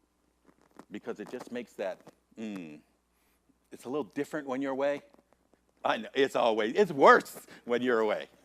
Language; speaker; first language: English; native; English